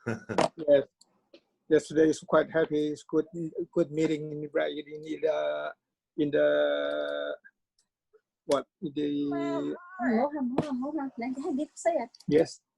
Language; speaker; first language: English; non-native, learner; Cantonese